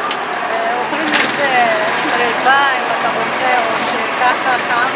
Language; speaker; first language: Hebrew; non-native, local second language; Adyghe